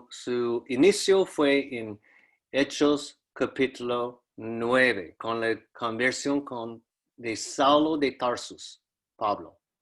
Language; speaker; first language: Spanish; non-native, fluent; English